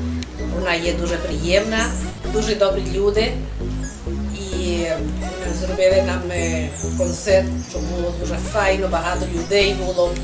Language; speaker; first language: Ukrainian; early bilingual, heritage; Ukrainian